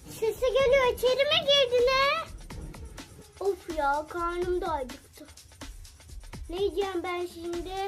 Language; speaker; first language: Turkish; native; Turkish